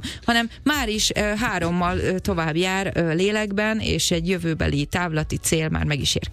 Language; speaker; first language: Hungarian; native; Hungarian